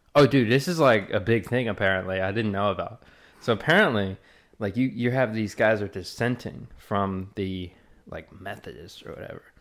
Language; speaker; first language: English; native; English